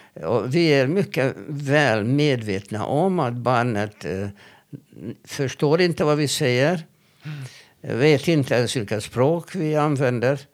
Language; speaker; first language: Swedish; non-native, fluent; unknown